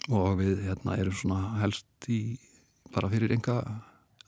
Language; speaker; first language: Icelandic; native; Icelandic